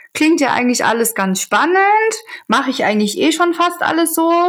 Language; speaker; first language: German; native; German